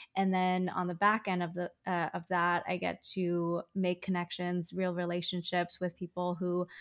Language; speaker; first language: English; native; English